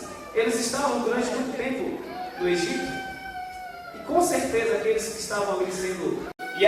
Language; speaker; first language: Portuguese; native; Portuguese